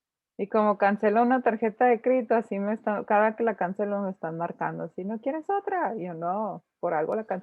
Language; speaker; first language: Spanish; native; Spanish